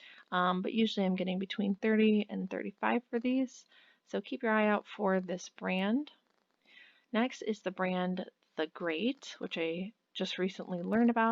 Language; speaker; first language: English; native; English